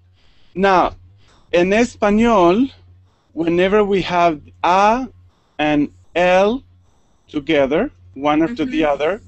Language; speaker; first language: English; non-native, fluent; Spanish